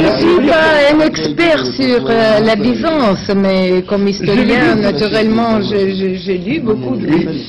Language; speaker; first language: French; non-native, fluent; Russian